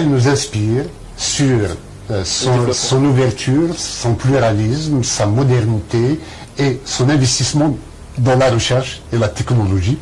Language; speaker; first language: French; non-native, local second language; Kabyle